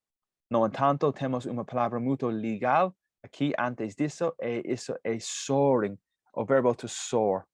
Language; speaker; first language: Portuguese; non-native, fluent; English